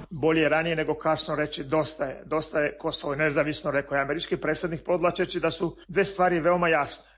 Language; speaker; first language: Serbian; non-native, local second language; Albanian